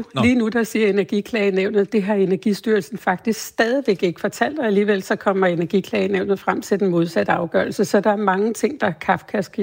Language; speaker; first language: Danish; native; Danish